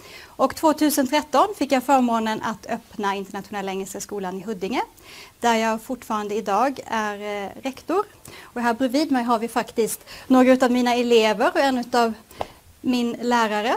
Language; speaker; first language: Swedish; native; Swedish